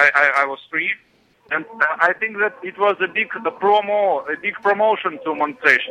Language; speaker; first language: English; non-native, learner; Russian